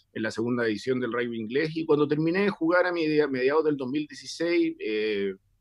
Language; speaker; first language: Spanish; native; Spanish